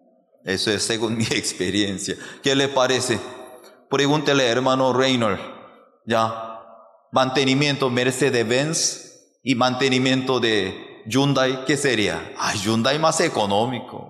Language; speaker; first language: Spanish; non-native, fluent; Korean